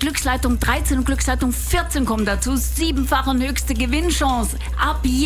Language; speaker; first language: German; native; German